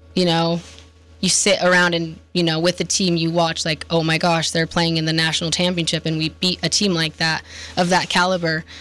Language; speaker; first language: English; native; English